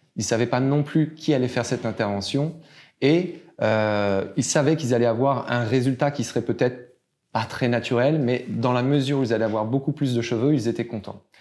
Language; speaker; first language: French; native; French